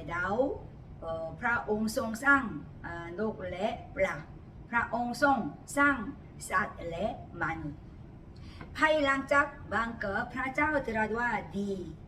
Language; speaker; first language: Thai; non-native, learner; Korean